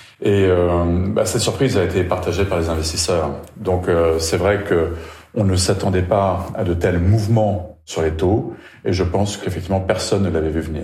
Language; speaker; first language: French; native; French